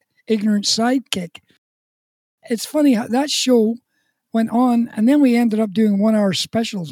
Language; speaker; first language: English; native; English